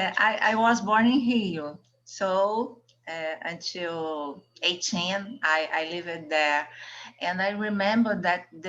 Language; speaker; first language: English; non-native, learner; Portuguese